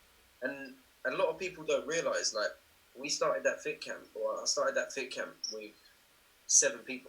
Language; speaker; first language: English; native; English